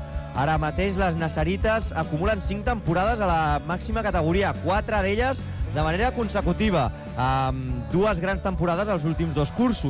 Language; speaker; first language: Catalan; native; Catalan